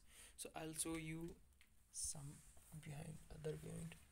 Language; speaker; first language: English; non-native, learner; Hindi